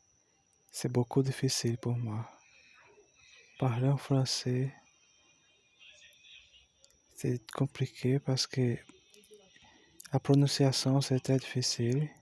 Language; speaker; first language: French; non-native, learner; Portuguese